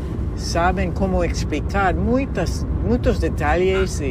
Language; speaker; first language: Portuguese; non-native, learner; English